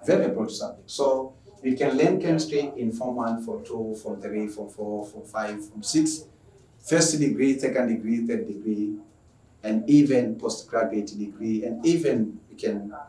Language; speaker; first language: English; non-native, local second language; Swahili